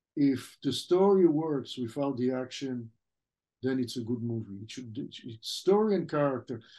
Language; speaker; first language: English; non-native, fluent; French